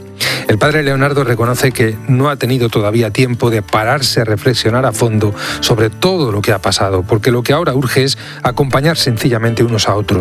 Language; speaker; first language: Spanish; native; Spanish